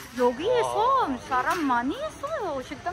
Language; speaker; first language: Korean; non-native, learner; Urdu